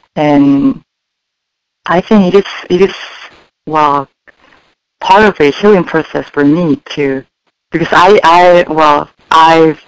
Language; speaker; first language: English; non-native, fluent; Korean